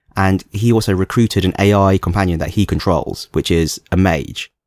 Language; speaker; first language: English; native; English